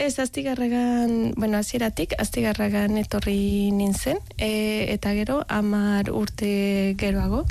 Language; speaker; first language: Basque; non-native, learner; Spanish